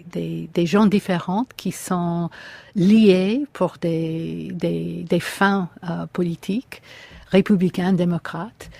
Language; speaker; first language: French; non-native, fluent; English